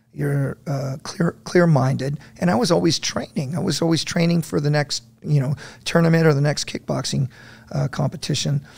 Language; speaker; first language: English; native; English